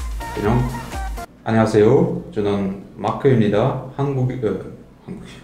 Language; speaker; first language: Korean; non-native, learner; French